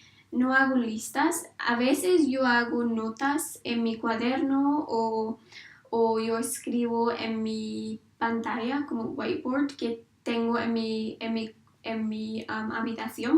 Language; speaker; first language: Spanish; non-native, learner; English